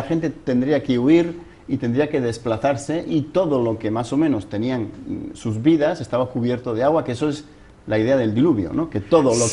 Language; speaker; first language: Spanish; native; Spanish